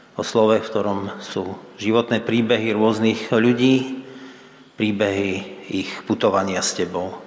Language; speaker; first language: Slovak; native; Slovak